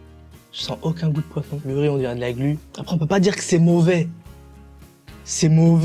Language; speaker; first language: French; native; French